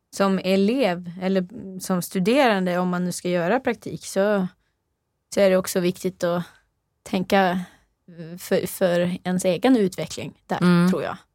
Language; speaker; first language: Swedish; non-native, fluent; Norwegian